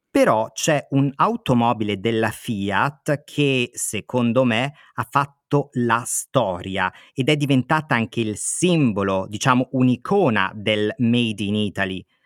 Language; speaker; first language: Italian; native; Italian